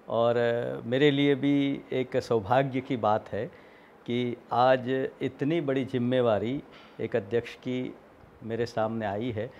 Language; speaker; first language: Hindi; non-native, local second language; Gujarati